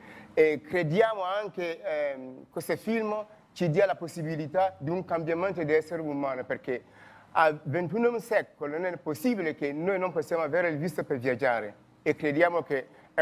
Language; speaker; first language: Italian; non-native, fluent; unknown